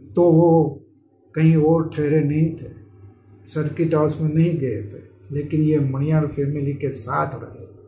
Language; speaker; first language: Hindi; non-native, local second language; Gujarati